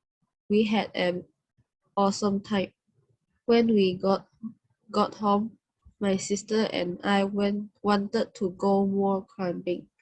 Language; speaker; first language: English; non-native, learner; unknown